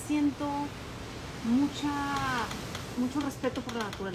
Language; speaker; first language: Spanish; early bilingual, other home language; Polish